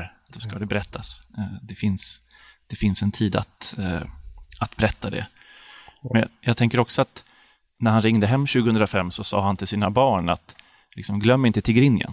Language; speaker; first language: Swedish; native; Swedish